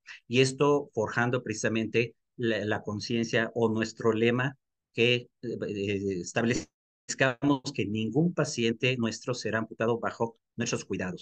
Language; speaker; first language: Spanish; native; Spanish